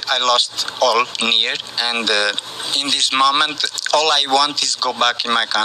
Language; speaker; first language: English; non-native, learner; Portuguese